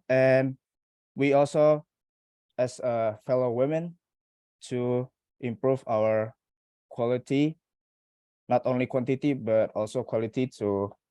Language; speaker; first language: English; non-native, learner; Indonesian